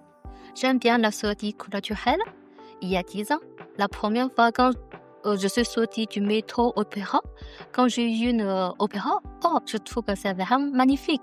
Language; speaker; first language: French; non-native, learner; Chinese